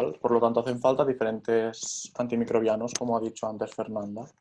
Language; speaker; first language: Spanish; native; Spanish